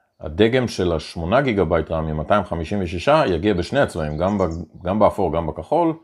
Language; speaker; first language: Hebrew; native; Hebrew